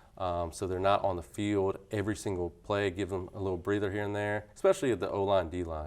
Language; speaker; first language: English; native; English